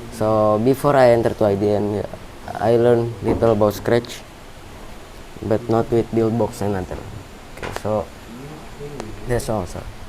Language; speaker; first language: English; non-native, learner; Indonesian